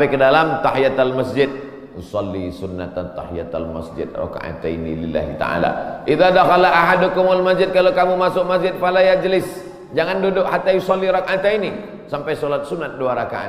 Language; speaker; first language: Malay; native; Malay